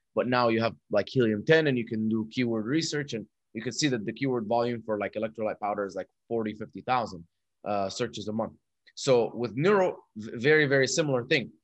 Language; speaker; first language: English; non-native, fluent; Arabic